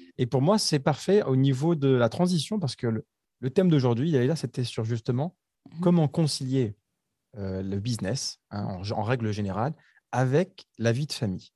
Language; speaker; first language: French; early bilingual, other home language; Arabic